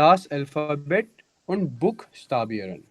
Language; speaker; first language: German; non-native, fluent; Hindi